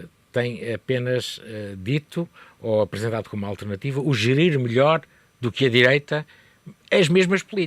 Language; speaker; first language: Portuguese; native; Portuguese